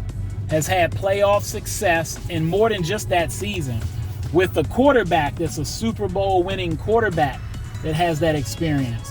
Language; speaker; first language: English; native; English